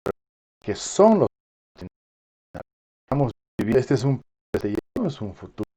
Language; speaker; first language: Spanish; native; Spanish